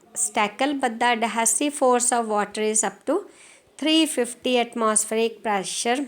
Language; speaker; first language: English; non-native, local second language; Punjabi